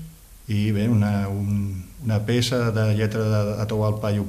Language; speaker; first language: Catalan; native; Catalan